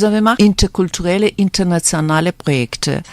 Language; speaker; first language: German; non-native, fluent; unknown